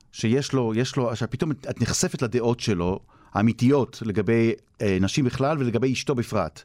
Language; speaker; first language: Hebrew; native; Hebrew